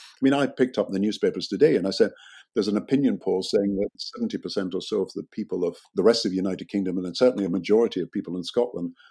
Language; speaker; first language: English; native; English